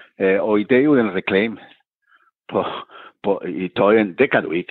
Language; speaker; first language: Danish; non-native, fluent; Catalan